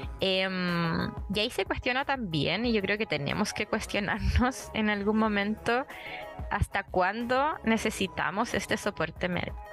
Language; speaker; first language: Spanish; native; Spanish